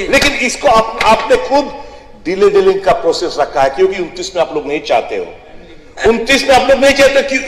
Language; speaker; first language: Hindi; non-native, local second language; Bangla